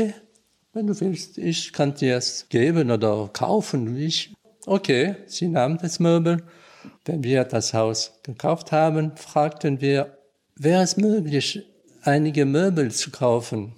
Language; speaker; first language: German; non-native, learner; French